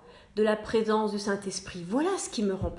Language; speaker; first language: French; native; French